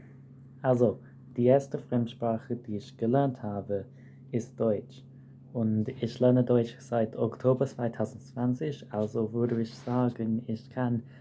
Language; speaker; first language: German; non-native, fluent; English